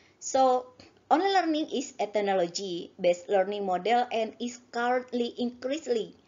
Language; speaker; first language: English; non-native, learner; Indonesian